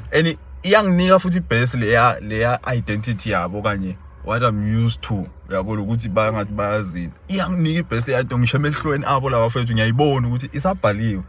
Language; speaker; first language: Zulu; native; Zulu